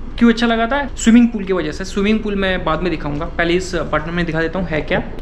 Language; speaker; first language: Hindi; native; Hindi